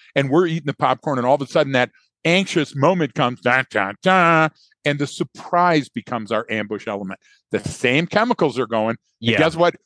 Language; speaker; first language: English; native; English